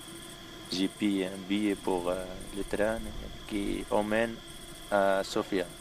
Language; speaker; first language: French; non-native, local second language; Arabic